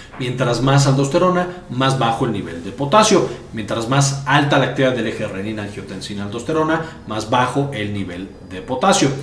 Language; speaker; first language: Spanish; native; Spanish